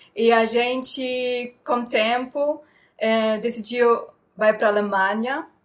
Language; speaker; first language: Portuguese; non-native, fluent; German